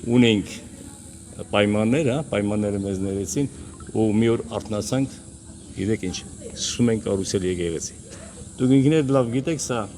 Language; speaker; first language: Armenian; non-native, local second language; Kurdish